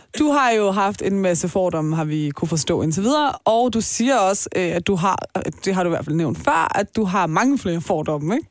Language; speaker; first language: Danish; native; Danish